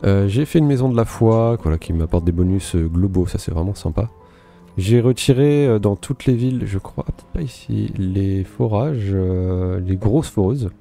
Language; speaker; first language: French; native; French